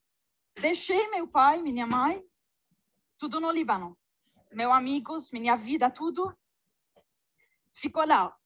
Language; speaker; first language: Portuguese; non-native, fluent; Arabic